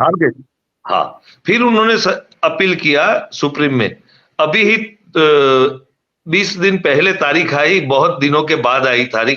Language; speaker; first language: Hindi; non-native, local second language; Gujarati